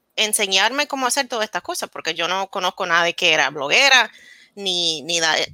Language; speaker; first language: Spanish; early bilingual, heritage; Spanish